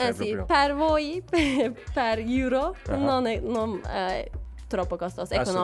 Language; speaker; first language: Italian; non-native, learner; Turkish